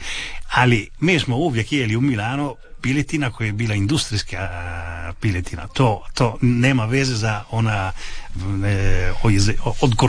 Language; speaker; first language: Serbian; early bilingual, heritage; Italian